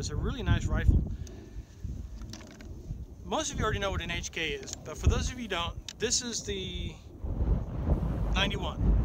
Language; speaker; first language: English; native; English